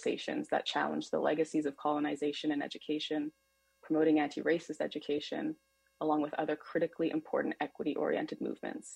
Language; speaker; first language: English; native; English